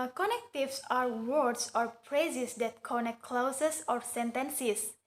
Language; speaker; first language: English; non-native, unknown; Indonesian